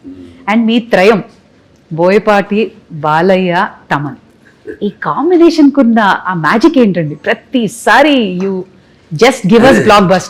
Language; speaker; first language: Telugu; native; Telugu